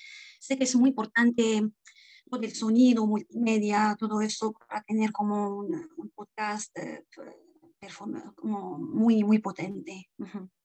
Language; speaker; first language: Spanish; non-native, fluent; French